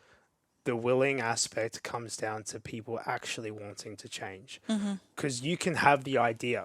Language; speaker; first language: English; native; English